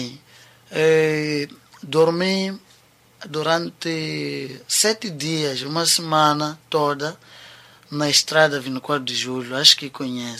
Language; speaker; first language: Portuguese; non-native, local second language; Tsonga